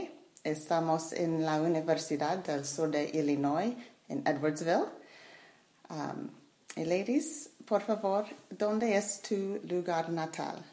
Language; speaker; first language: Spanish; non-native, learner; English